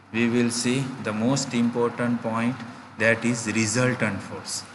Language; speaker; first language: English; non-native, local second language; Gujarati